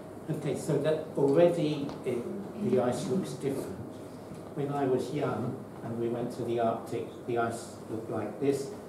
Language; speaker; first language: English; native; English